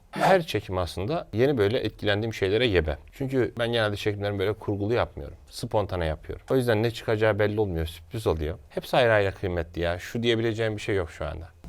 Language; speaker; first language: Turkish; native; Turkish